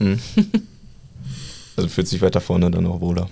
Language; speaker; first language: German; native; German